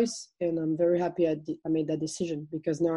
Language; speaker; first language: English; non-native, fluent; French